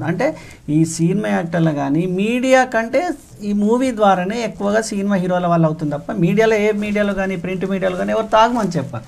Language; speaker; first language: Telugu; native; Telugu